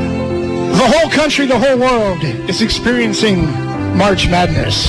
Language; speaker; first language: English; native; English